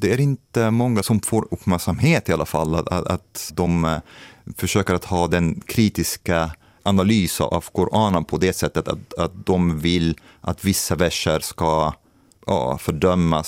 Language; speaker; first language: Swedish; non-native, fluent; Arabic